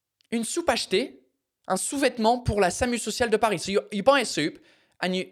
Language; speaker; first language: French; non-native, fluent; English